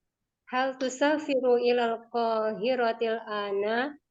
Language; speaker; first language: Arabic; non-native, learner; Indonesian